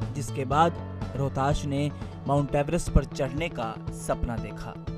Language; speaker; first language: Hindi; native; Hindi